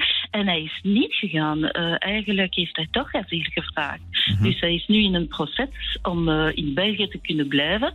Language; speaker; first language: Dutch; non-native, local second language; French